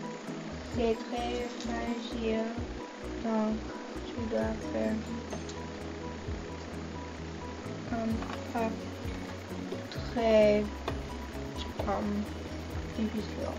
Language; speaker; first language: French; non-native, learner; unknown